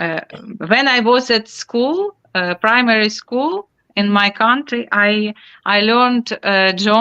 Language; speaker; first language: English; non-native, learner; Ukrainian